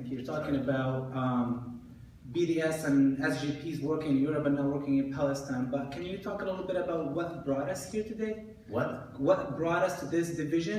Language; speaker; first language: English; non-native, fluent; Arabic